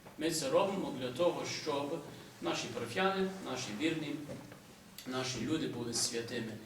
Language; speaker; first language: Ukrainian; early bilingual, heritage; Ukrainian